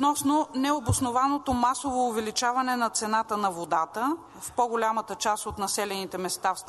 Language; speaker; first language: Bulgarian; native; Bulgarian